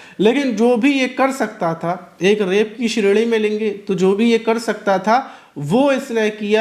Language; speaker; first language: Hindi; native; Hindi